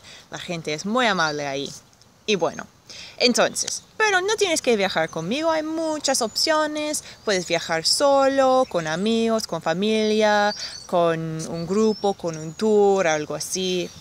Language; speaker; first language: Spanish; non-native, fluent; English